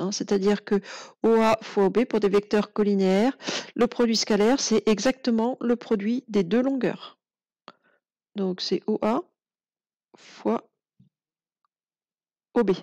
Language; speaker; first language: French; native; French